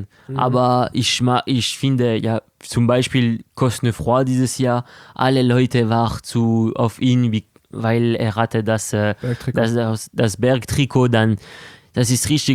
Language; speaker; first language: German; non-native, local second language; French